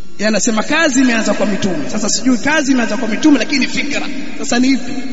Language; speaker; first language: Swahili; native; Swahili